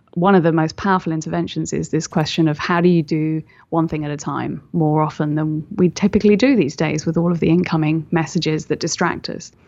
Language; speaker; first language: English; native; English